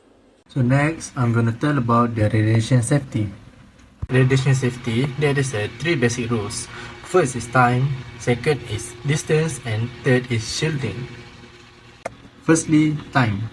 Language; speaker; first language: English; non-native, learner; Malay